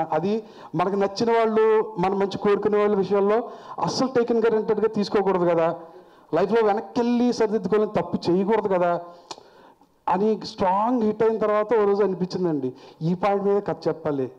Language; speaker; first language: Telugu; native; Telugu